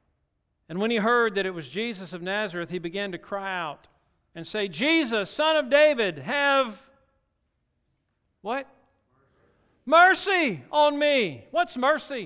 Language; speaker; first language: English; native; English